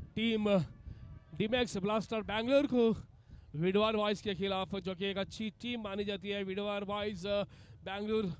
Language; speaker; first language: Hindi; non-native, local second language; Kannada